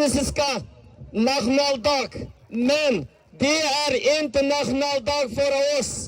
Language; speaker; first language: Swedish; non-native, learner; Uyghur